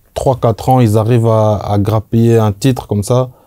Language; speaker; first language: French; native; French